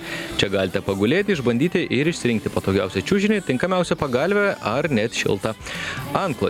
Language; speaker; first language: Lithuanian; native; Lithuanian